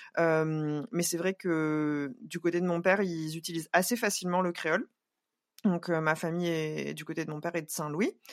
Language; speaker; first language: French; native; French